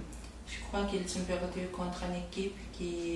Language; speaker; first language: French; non-native, fluent; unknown